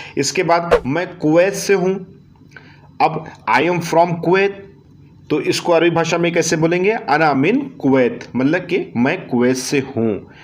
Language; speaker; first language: Hindi; native; Hindi